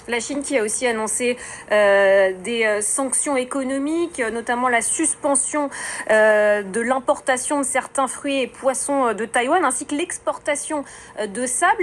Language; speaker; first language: French; native; French